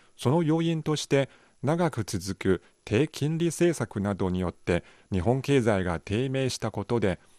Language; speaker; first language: Japanese; non-native, fluent; Chinese